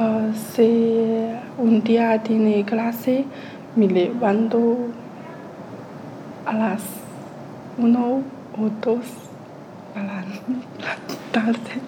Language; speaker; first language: Spanish; non-native, learner; Chinese